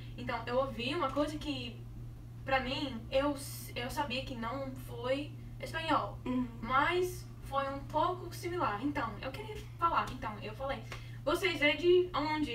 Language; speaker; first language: Portuguese; non-native, learner; English